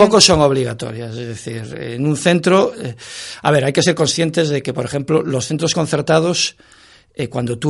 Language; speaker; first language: Spanish; native; Spanish